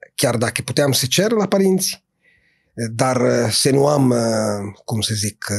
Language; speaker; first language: Romanian; non-native, fluent; Italian